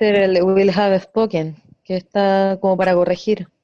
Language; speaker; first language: Spanish; native; Spanish